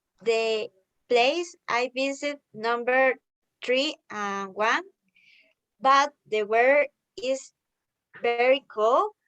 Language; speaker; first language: English; non-native, learner; Spanish